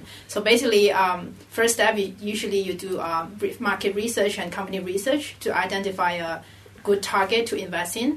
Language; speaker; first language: English; non-native, local second language; Cantonese